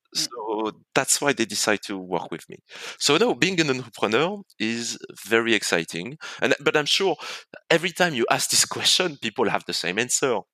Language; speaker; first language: English; non-native, fluent; French